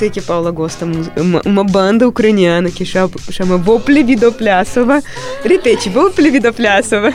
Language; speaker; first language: Portuguese; non-native, fluent; Russian